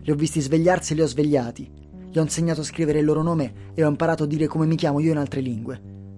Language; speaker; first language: Italian; native; Italian